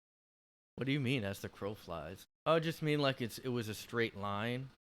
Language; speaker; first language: English; native; English